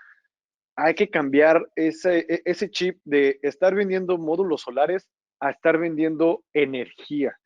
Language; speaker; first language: Spanish; native; Spanish